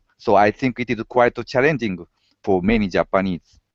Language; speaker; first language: English; non-native, learner; Japanese